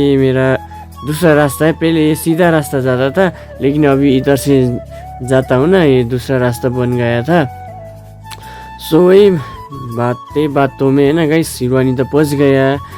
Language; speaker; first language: Hindi; non-native, local second language; Nepali